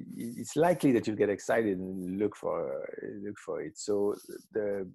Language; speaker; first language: English; non-native, fluent; French